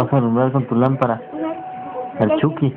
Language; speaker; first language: Spanish; native; Spanish